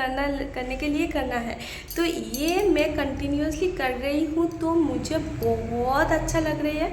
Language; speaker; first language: Hindi; non-native, local second language; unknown